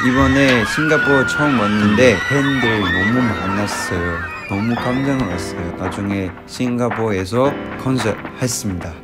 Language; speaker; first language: Korean; non-native, learner; Chinese